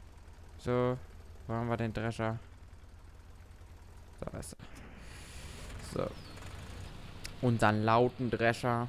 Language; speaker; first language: German; native; German